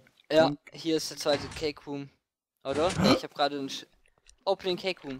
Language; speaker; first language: German; native; German